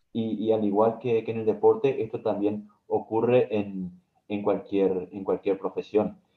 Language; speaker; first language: Spanish; native; Spanish